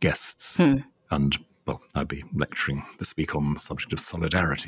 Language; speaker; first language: English; native; English